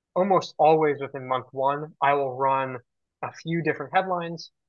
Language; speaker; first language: English; native; English